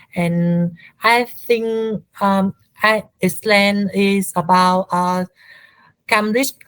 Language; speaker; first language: English; non-native, learner; Vietnamese